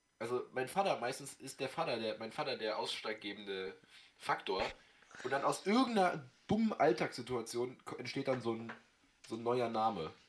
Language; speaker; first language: German; native; German